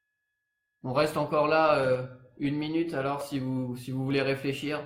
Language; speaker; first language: French; native; French